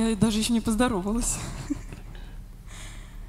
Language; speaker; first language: Russian; native; Russian